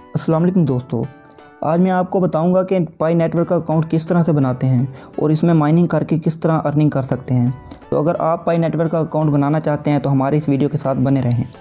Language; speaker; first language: Urdu; native; Urdu